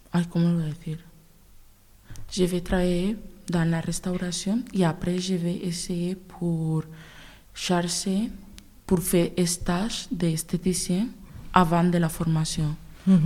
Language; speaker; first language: French; non-native, learner; Spanish